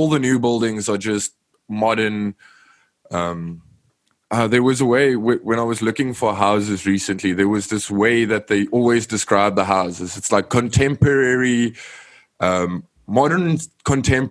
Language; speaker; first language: English; non-native, local second language; Afrikaans